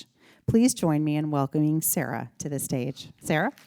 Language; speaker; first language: English; native; English